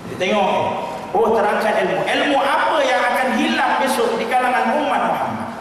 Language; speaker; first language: Malay; native; Malay